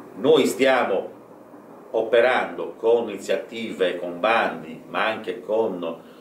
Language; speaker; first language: Italian; native; Italian